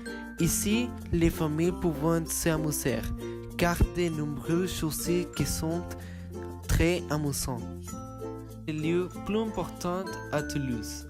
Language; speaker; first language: French; non-native, learner; Spanish